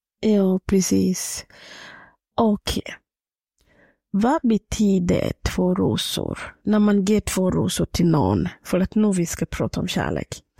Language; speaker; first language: Swedish; non-native, fluent; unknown